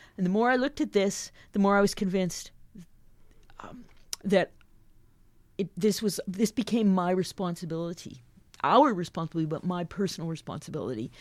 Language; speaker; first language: English; native; English